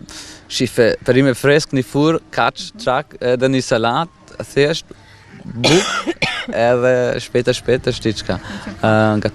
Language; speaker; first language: Albanian; non-native, fluent; German